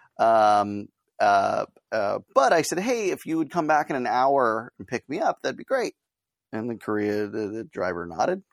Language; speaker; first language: English; native; English